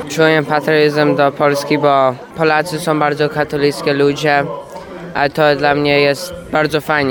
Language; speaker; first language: Polish; early bilingual, heritage; Polish